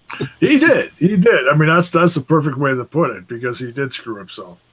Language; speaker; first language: English; native; English